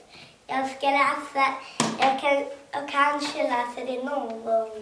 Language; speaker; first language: Swedish; early bilingual, other home language; Kurdish